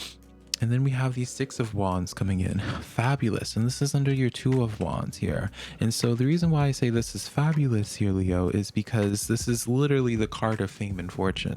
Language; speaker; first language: English; native; English